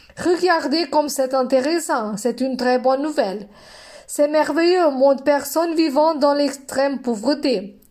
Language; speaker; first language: French; non-native, fluent; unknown